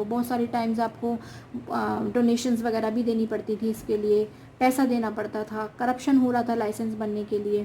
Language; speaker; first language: Hindi; native; Hindi